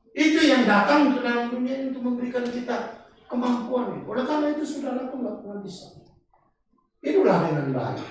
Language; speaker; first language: Indonesian; non-native, local second language; Batak Toba